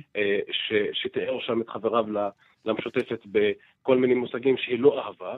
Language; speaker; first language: Hebrew; non-native, local second language; Arabic